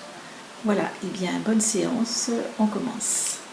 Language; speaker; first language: French; native; French